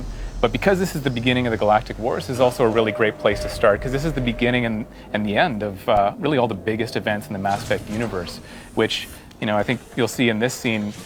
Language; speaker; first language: English; native; English